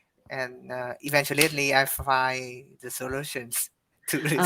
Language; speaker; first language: English; non-native, learner; Vietnamese